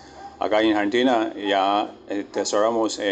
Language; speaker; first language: Spanish; non-native, learner; Chinese